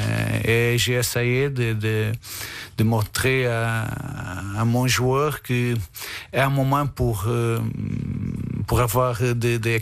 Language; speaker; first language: French; non-native, fluent; Portuguese